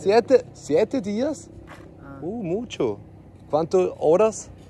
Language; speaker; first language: Spanish; non-native, learner; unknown